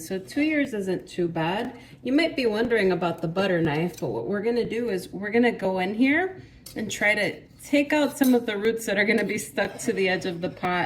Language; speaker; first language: English; native; English